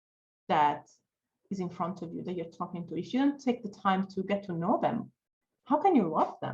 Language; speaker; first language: English; non-native, fluent; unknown